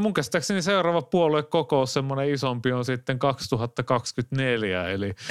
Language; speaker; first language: Finnish; native; Finnish